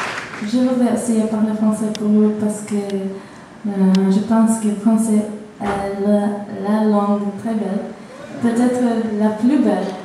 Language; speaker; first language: French; non-native, learner; English